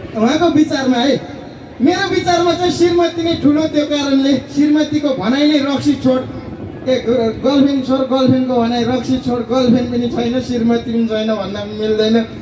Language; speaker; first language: Nepali; native; Nepali